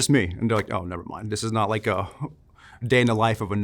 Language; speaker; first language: English; native; English